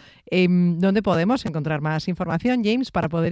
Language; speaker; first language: Spanish; native; Spanish